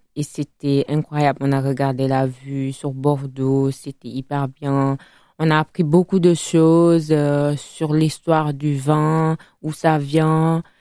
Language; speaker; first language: French; non-native, fluent; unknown